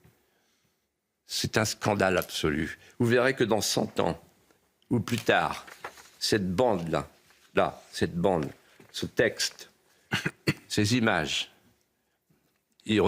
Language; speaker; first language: French; native; French